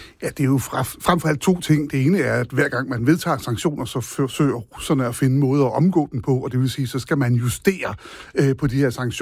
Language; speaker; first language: Danish; native; Danish